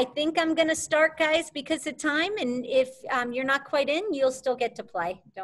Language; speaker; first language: English; native; English